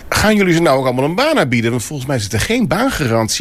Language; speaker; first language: Dutch; native; Dutch